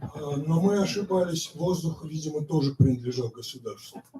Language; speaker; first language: Russian; native; Russian